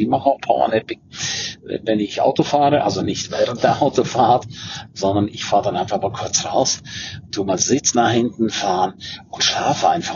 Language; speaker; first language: German; native; German